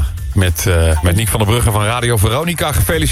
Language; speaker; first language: Dutch; native; Dutch